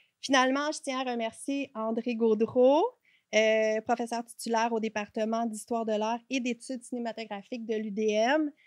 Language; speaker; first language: French; native; French